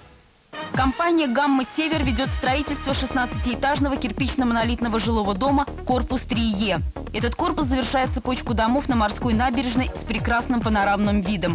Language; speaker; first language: Russian; native; Russian